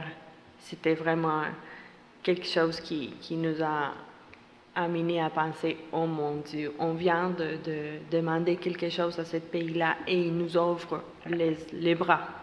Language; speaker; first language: French; non-native, fluent; Spanish